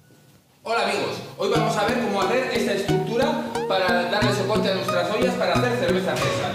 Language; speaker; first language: Spanish; native; Spanish